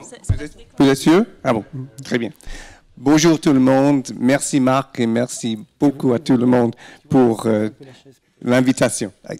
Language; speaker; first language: French; non-native, fluent; English